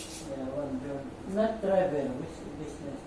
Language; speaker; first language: English; non-native, learner; Filipino